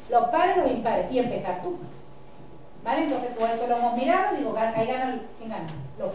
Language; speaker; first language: Spanish; native; Spanish